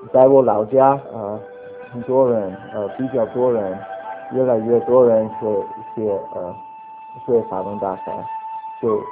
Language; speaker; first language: Chinese; non-native, learner; English